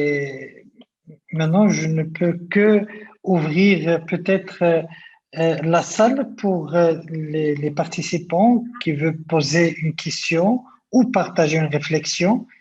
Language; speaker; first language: French; non-native, local second language; Arabic